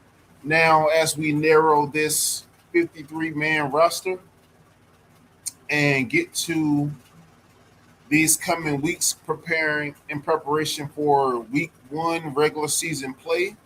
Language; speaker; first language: English; native; English